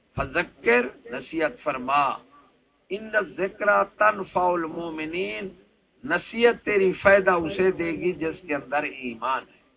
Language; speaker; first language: Urdu; non-native, local second language; Punjabi